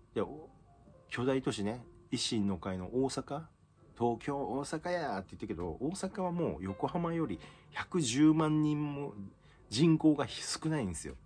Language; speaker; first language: Japanese; native; Japanese